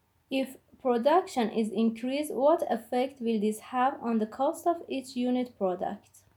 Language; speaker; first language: English; non-native, fluent; Persian